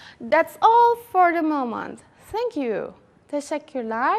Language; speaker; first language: English; non-native, fluent; Turkish